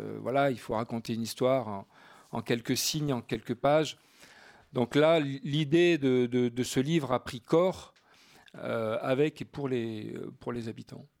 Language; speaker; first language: French; native; French